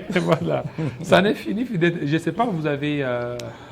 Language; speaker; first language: French; non-native, local second language; Lingala